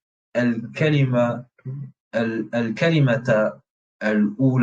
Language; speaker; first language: Arabic; non-native, fluent; French